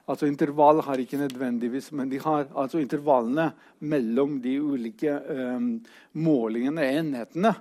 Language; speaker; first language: Norwegian; non-native, fluent; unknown